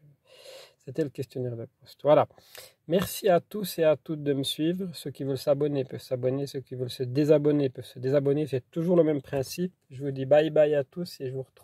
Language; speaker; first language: French; native; French